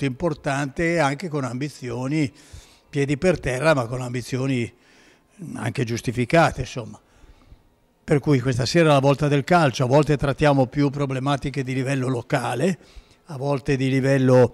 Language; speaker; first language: Italian; native; Italian